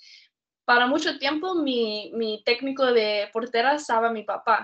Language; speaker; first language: Spanish; early bilingual, heritage; Spanish